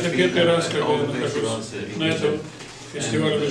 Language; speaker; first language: Russian; native; Russian